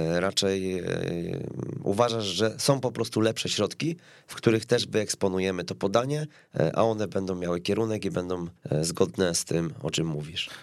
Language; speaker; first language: Polish; native; Polish